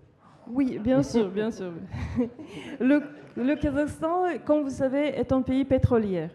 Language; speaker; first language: French; non-native, fluent; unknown